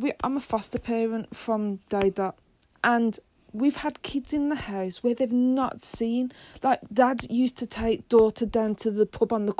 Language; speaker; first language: English; native; English